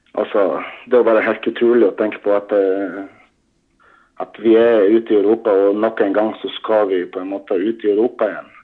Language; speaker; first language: Norwegian; non-native, fluent; Tibetan